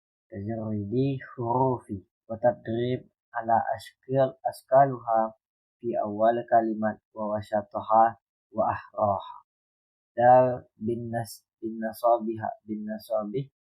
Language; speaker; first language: Arabic; non-native, learner; Indonesian